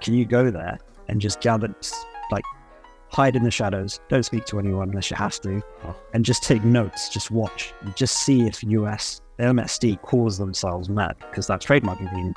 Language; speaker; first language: English; native; English